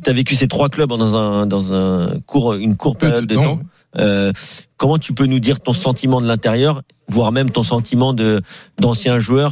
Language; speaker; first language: French; native; French